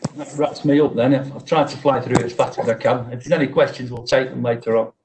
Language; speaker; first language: English; native; English